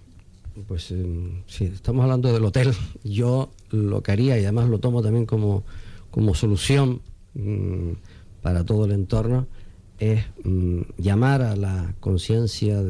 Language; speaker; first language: Spanish; native; Spanish